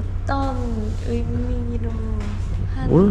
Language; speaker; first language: Korean; non-native, learner; Vietnamese